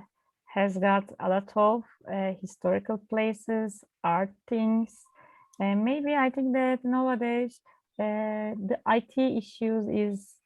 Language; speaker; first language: English; non-native, learner; Turkish